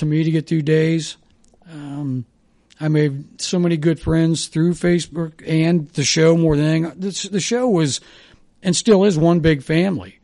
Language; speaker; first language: English; native; English